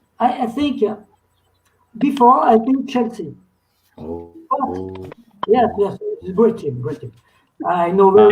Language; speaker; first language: English; non-native, learner; French